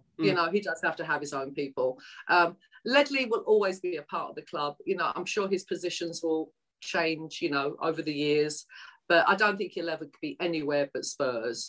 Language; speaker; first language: English; native; English